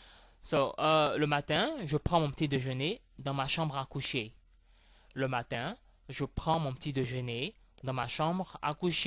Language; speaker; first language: French; non-native, fluent; English